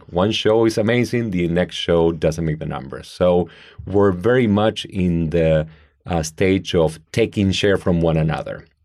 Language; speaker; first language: English; non-native, fluent; Spanish